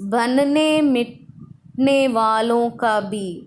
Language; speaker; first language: Hindi; non-native, local second language; Malayalam